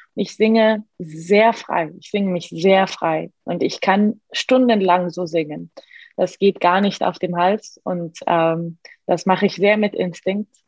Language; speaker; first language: German; non-native, fluent; Arabic